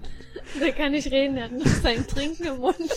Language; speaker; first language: German; native; German